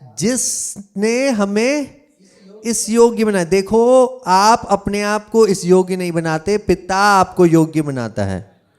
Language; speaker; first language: Hindi; non-native, local second language; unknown